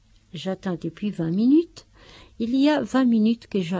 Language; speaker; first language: French; non-native, fluent; Spanish